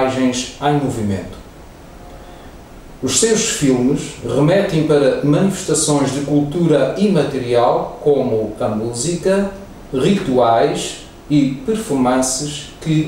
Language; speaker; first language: Portuguese; native; Portuguese